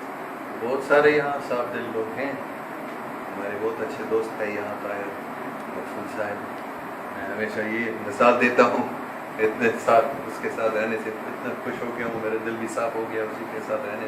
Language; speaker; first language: Hindi; non-native, local second language; English